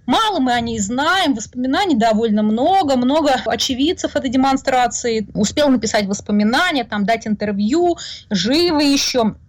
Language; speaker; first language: Russian; native; Russian